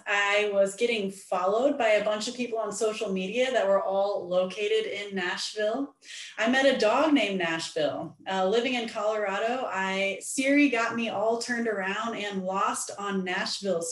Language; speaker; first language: English; native; English